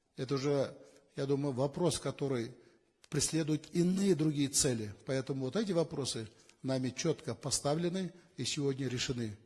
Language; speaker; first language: Russian; non-native, local second language; Kazakh